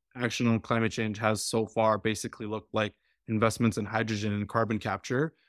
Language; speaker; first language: English; native; English